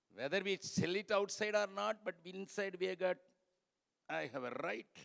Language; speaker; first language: English; non-native, local second language; Tamil